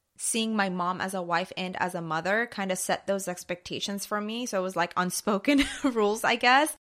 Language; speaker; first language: English; early bilingual, other home language; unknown